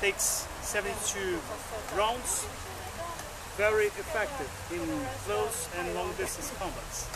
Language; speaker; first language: English; non-native, fluent; Portuguese